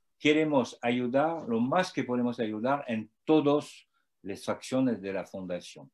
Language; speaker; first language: Spanish; non-native, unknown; French